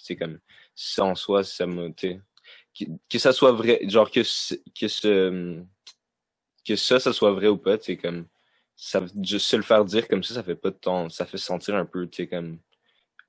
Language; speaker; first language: French; native; French